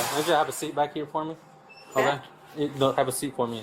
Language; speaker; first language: English; native; English